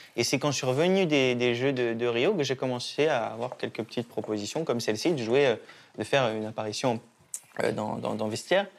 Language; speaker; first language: French; native; French